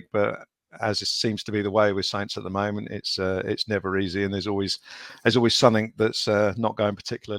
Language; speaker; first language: English; native; English